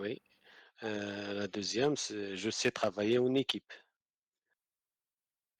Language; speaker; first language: French; non-native, learner; Arabic